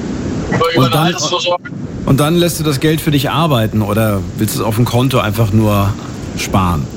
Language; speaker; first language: German; native; German